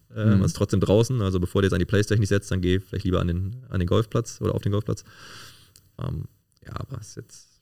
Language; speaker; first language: German; native; German